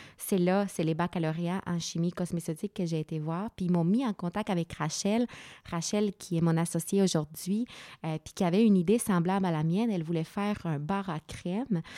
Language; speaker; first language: French; non-native, fluent; Spanish